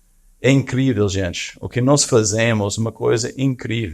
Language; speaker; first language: Portuguese; non-native, fluent; English